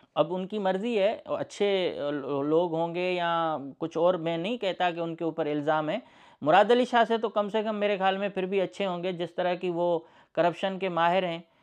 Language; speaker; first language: Urdu; non-native, local second language; Sindhi